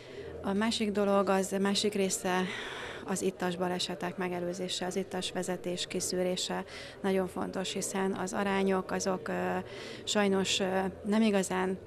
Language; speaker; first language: Hungarian; native; Hungarian